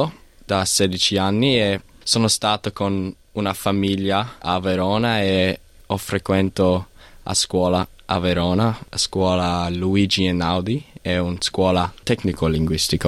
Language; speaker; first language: Italian; non-native, learner; English